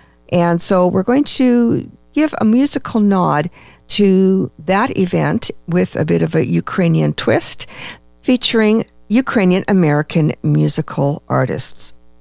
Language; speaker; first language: English; early bilingual, other home language; Ukrainian